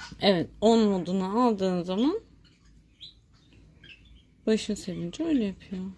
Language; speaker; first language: Turkish; native; Turkish